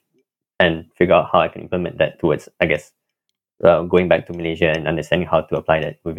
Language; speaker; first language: English; non-native, local second language; Malay